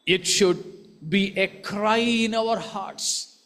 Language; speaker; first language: English; non-native, local second language; Hindi